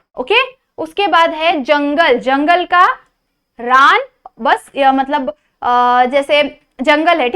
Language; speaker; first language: Hindi; non-native, local second language; Marathi